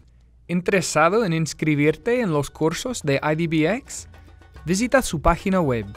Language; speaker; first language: Spanish; non-native, fluent; English